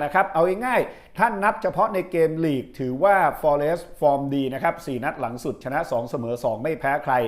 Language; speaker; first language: Thai; native; Thai